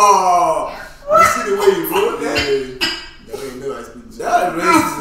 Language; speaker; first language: English; native; English